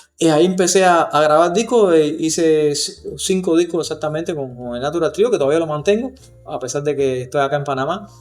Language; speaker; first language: Spanish; native; Spanish